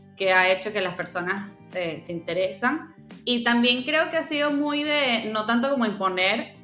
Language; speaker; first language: Spanish; native; Spanish